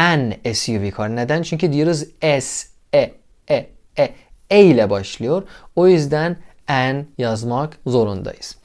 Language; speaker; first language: Turkish; non-native, fluent; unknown